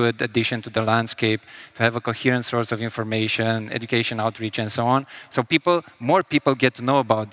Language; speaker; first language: English; non-native, fluent; Romanian